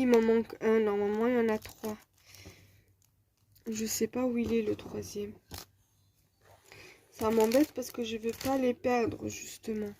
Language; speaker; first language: French; native; French